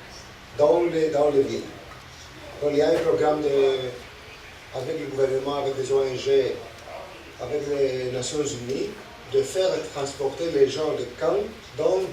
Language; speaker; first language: French; non-native, fluent; Greek